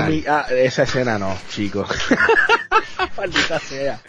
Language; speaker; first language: Spanish; native; Spanish